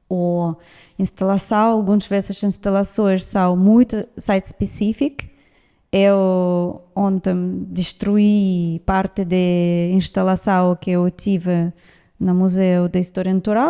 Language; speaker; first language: Portuguese; non-native, fluent; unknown